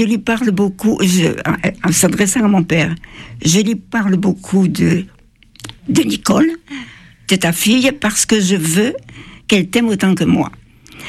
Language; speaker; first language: French; native; French